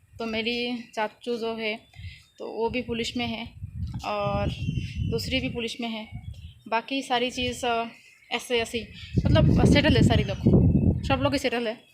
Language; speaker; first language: Urdu; non-native, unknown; Bangla